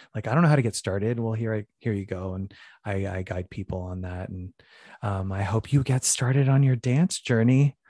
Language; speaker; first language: English; native; English